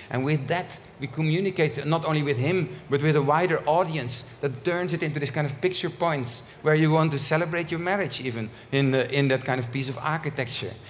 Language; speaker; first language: English; non-native, fluent; Dutch